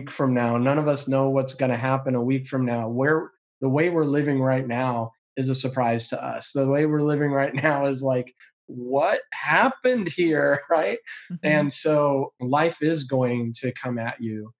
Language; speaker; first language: English; native; English